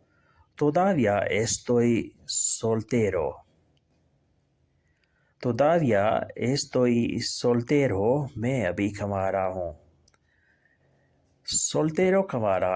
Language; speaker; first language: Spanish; non-native, fluent; Urdu